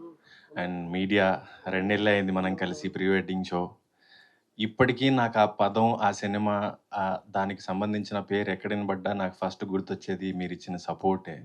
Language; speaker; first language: Telugu; native; Telugu